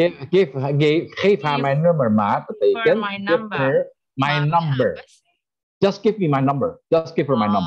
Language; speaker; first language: English; non-native, learner; Indonesian